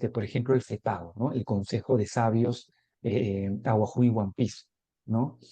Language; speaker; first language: Spanish; native; Spanish